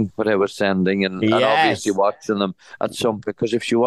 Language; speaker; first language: English; native; English